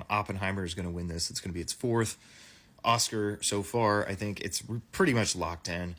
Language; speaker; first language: English; native; English